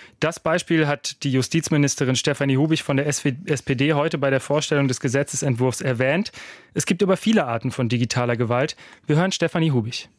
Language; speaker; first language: German; native; German